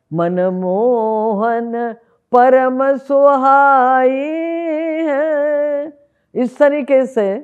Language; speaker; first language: Hindi; native; Hindi